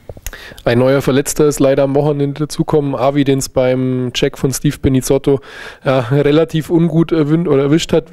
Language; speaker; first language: German; native; German